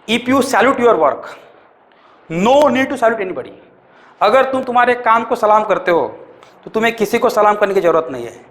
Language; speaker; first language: Hindi; non-native, local second language; Marathi